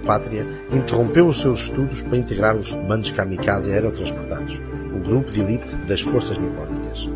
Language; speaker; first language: Portuguese; native; Portuguese